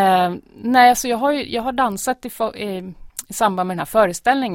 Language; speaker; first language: Swedish; native; Swedish